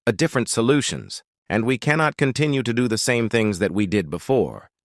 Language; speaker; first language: English; non-native, local second language; Filipino